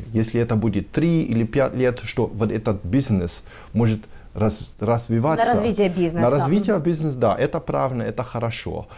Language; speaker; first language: Russian; non-native, fluent; German